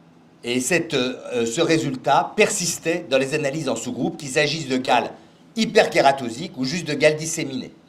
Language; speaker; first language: French; native; French